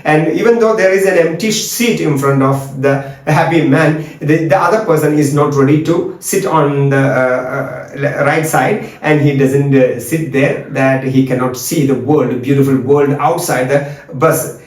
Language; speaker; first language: English; non-native, local second language; Malayalam